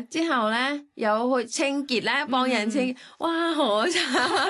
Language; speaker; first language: Cantonese; non-native, fluent; Thai